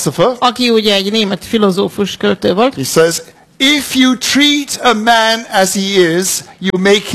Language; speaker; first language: English; native; English